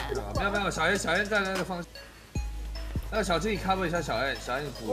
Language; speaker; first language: Chinese; native; Chinese